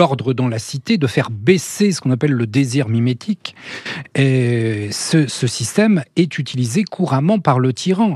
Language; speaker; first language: French; native; French